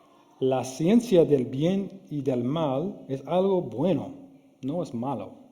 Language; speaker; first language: Spanish; non-native, fluent; English